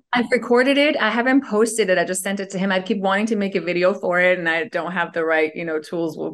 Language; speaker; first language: English; early bilingual, other home language; Persian